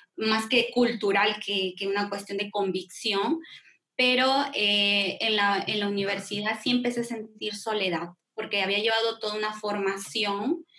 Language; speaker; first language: Spanish; native; Spanish